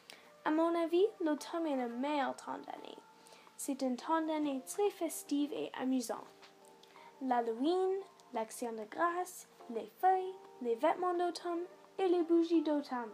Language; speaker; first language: French; non-native, local second language; English